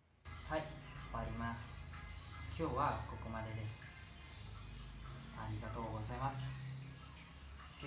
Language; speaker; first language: Japanese; non-native, learner; Indonesian